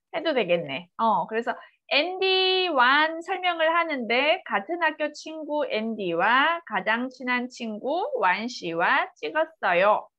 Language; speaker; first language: Korean; native; Korean